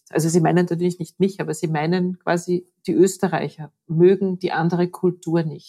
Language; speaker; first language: German; native; German